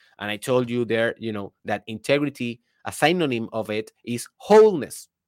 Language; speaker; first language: English; non-native, fluent; Spanish